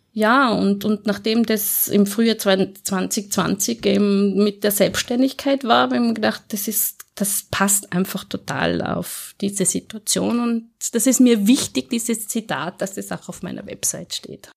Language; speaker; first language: German; native; German